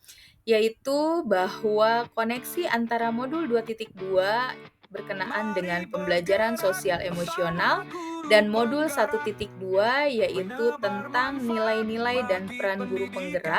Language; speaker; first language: Indonesian; native; Indonesian